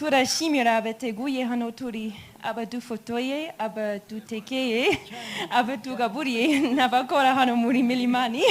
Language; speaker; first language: Kinyarwanda; non-native, learner; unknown